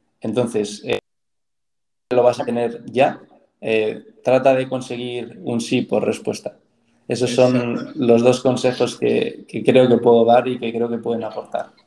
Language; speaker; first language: Spanish; native; Spanish